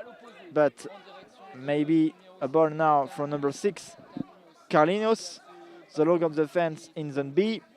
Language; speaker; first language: English; non-native, learner; French